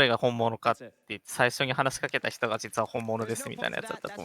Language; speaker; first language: Japanese; native; Japanese